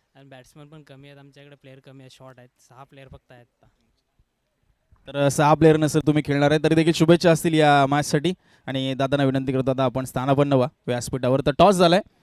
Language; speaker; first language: Marathi; native; Marathi